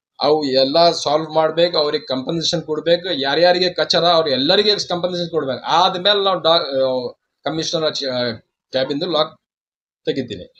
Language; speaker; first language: Kannada; non-native, local second language; Urdu